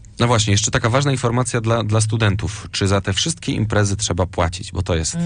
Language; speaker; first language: Polish; native; Polish